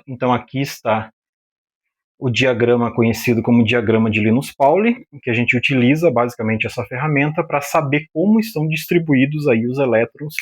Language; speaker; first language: Portuguese; native; Portuguese